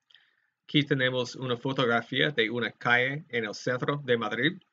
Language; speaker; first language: Spanish; non-native, fluent; English